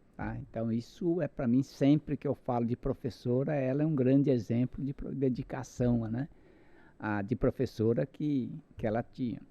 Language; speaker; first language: Portuguese; non-native, local second language; Japanese